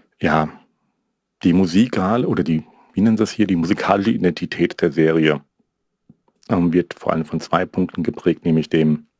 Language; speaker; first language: German; native; German